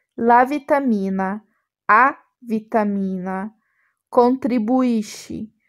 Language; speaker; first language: Italian; non-native, fluent; Portuguese